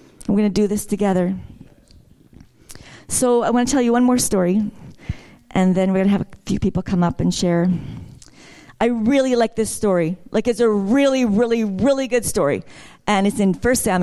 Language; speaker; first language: English; native; English